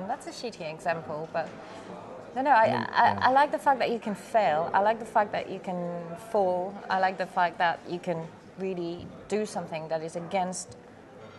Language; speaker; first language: English; non-native, fluent; French